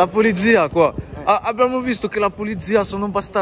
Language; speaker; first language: Italian; non-native, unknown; French